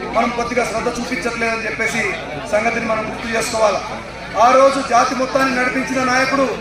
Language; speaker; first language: Telugu; non-native, local second language; Lambadi